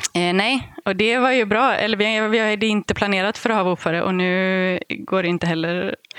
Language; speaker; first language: Swedish; native; Swedish